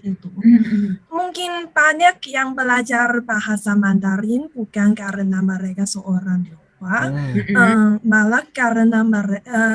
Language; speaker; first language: Indonesian; non-native, learner; Chinese